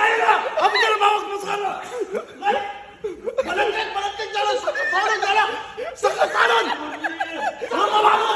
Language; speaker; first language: Arabic; native; Arabic